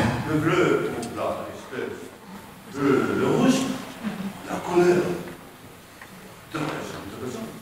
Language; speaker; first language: French; non-native, learner; Spanish